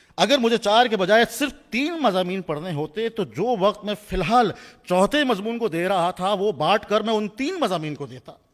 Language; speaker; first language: Urdu; native; Urdu